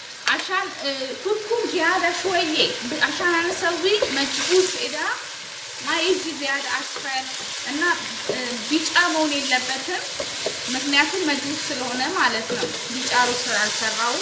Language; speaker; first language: Arabic; non-native, learner; Amharic